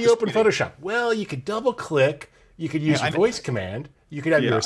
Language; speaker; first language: English; native; English